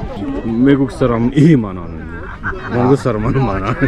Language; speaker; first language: Korean; non-native, learner; Mongolian